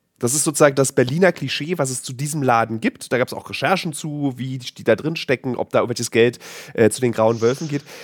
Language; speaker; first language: German; native; German